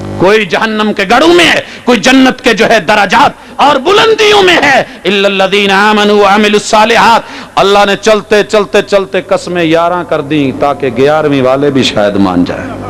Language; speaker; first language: Urdu; non-native, local second language; Punjabi